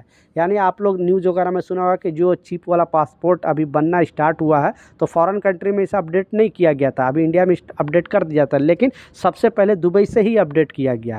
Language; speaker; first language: Hindi; native; Hindi